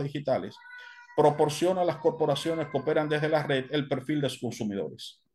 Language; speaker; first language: Spanish; native; Spanish